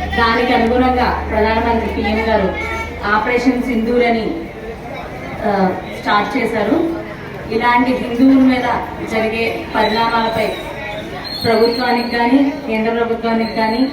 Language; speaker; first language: Telugu; native; Telugu